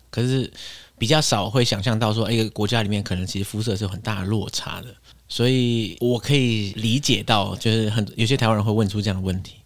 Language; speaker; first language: Chinese; native; Chinese